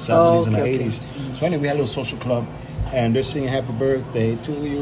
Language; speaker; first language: English; native; English